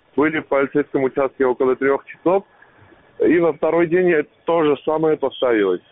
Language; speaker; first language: Russian; non-native, local second language; Armenian